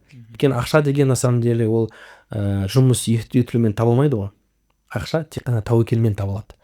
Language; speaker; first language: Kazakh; native; Kazakh